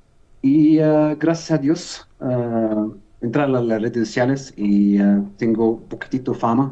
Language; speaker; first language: Spanish; non-native, learner; Arabic